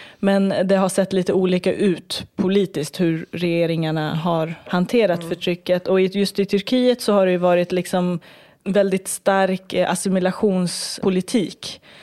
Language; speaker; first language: Swedish; early bilingual, other home language; Kurdish